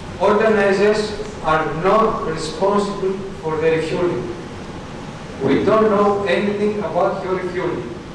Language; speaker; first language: English; non-native, fluent; Greek